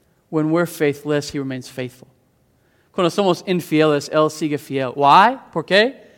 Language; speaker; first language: Spanish; non-native, fluent; English